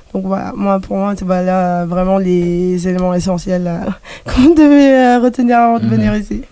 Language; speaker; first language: French; non-native, local second language; Wolof